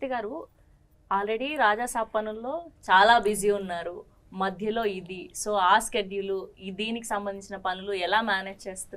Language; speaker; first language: Telugu; native; Telugu